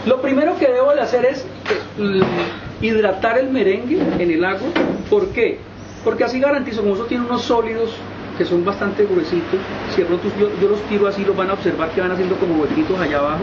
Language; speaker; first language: Spanish; native; Spanish